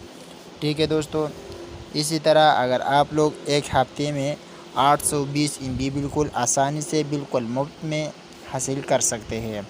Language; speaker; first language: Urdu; non-native, local second language; Pashto